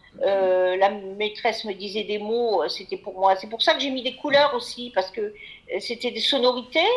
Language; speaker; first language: French; early bilingual, other home language; Kabyle